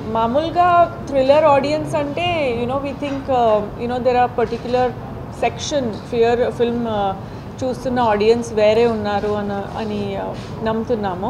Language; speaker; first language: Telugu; non-native, fluent; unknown